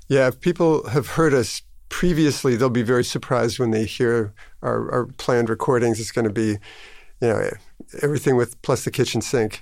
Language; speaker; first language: English; native; English